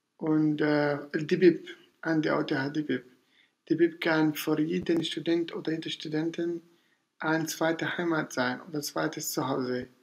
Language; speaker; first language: German; non-native, fluent; Arabic